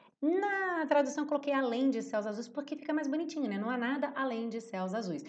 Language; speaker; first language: Portuguese; native; Portuguese